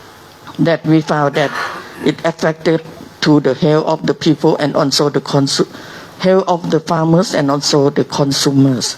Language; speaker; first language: English; non-native, learner; Thai